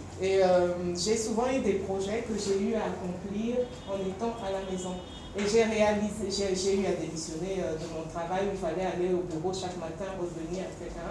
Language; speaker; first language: French; non-native, local second language; Bambara